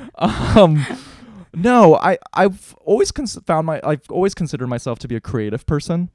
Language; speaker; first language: English; native; English